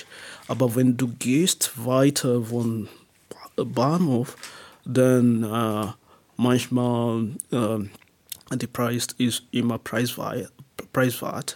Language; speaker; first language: German; non-native, learner; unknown